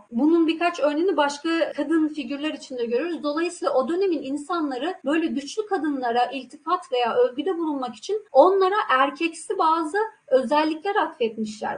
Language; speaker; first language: Turkish; native; Turkish